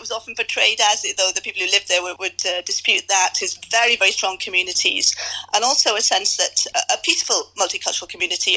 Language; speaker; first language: English; native; English